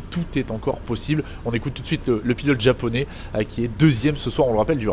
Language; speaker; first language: French; native; French